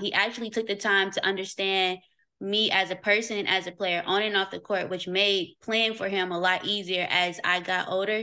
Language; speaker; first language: English; native; English